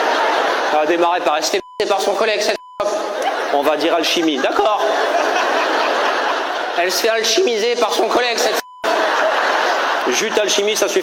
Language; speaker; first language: French; native; French